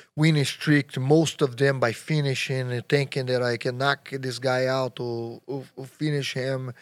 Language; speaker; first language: English; non-native, learner; Portuguese